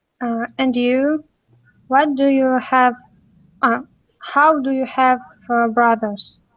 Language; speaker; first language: English; non-native, learner; Russian